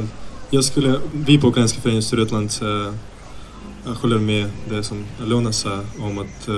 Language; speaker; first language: Swedish; non-native, fluent; Ukrainian